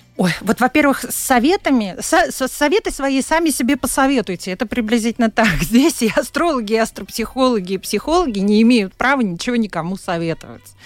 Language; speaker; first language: Russian; native; Russian